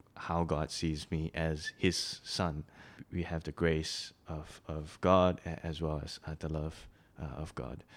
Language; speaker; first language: English; non-native, local second language; Chinese